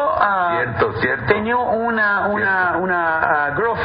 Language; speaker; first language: Spanish; non-native, fluent; Portuguese